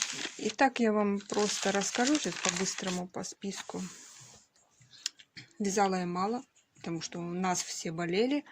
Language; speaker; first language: Russian; native; Russian